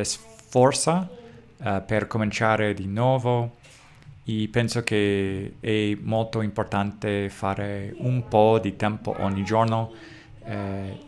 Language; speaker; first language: Italian; non-native, learner; English